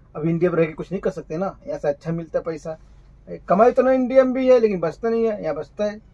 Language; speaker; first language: Hindi; native; Hindi